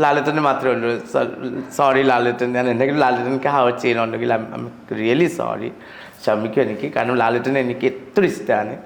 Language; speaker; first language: Malayalam; non-native, learner; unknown